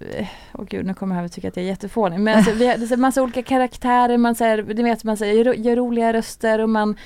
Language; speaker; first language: Swedish; native; Swedish